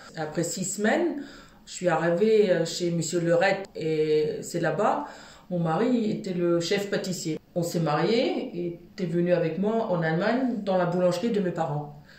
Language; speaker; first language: French; non-native, fluent; German